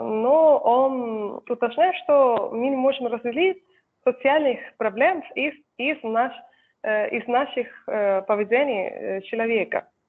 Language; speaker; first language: Russian; non-native, fluent; Spanish